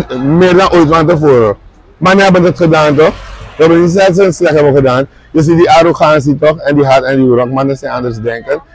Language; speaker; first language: Dutch; native; Dutch